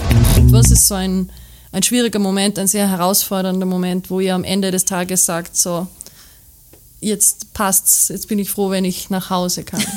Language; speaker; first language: German; native; German